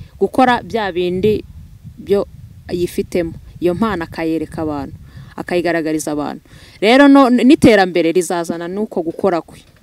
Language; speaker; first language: Kinyarwanda; native; Kinyarwanda